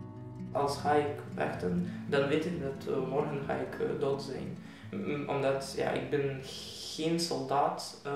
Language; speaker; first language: Dutch; non-native, learner; Russian